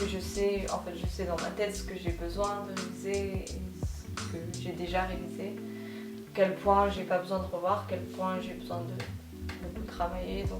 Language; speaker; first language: French; native; French